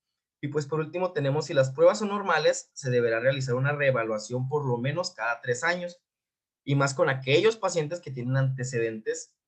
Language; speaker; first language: Spanish; native; Spanish